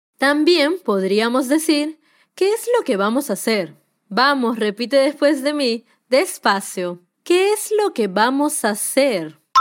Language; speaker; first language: Spanish; native; Spanish